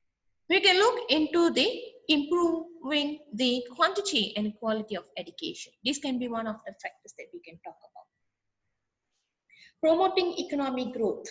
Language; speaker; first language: English; non-native, local second language; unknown